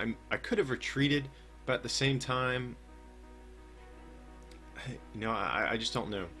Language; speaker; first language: English; native; English